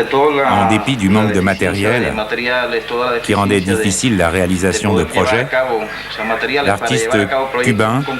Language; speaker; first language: French; native; French